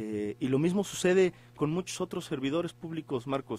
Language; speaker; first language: Spanish; native; Spanish